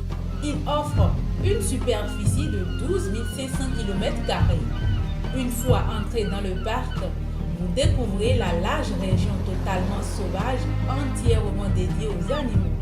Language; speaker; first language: French; native; French